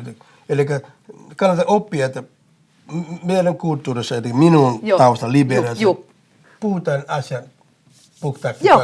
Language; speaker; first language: Finnish; non-native, fluent; English